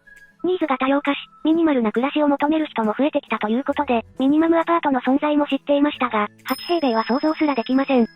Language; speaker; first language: Japanese; native; Japanese